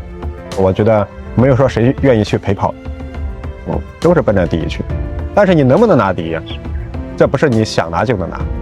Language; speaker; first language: Chinese; native; Chinese